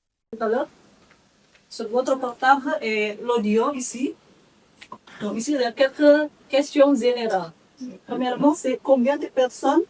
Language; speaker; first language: French; non-native, fluent; Indonesian